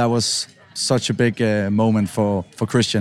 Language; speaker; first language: English; non-native, fluent; Danish